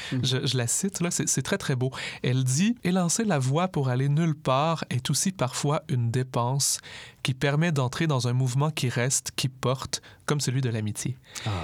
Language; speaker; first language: French; native; French